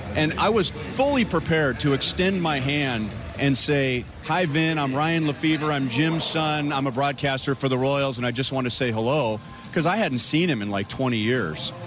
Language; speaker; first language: English; native; English